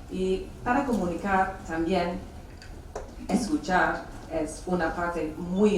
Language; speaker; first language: Spanish; non-native, fluent; English